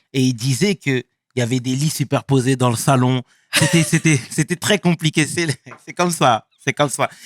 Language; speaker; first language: French; native; French